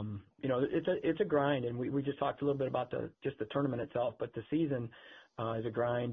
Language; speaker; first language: English; native; English